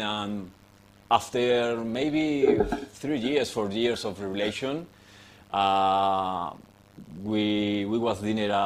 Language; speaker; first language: English; non-native, fluent; Spanish